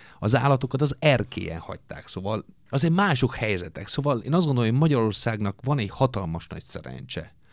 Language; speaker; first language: Hungarian; non-native, fluent; Italian